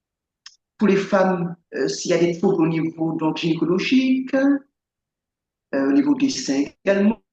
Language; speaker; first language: French; native; French